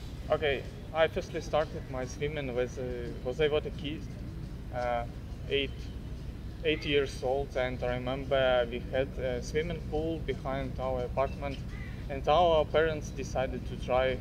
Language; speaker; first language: English; non-native, learner; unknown